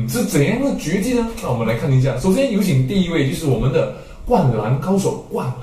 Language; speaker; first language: Chinese; native; Chinese